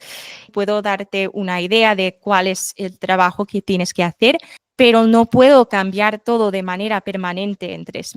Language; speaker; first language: Spanish; non-native, fluent; English